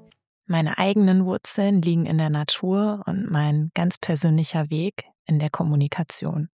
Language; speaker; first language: German; native; German